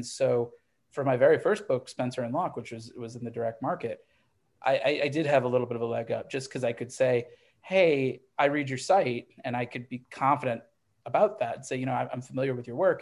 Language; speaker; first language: English; native; English